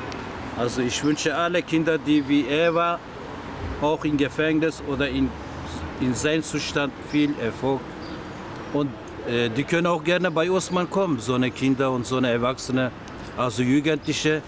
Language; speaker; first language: German; non-native, learner; Turkish